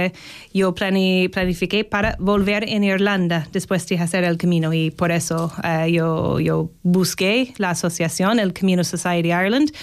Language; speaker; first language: Spanish; non-native, fluent; English